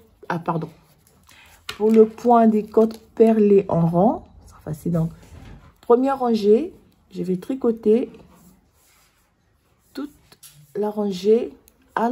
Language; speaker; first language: French; native; French